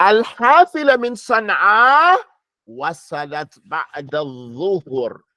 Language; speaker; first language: Arabic; non-native, fluent; English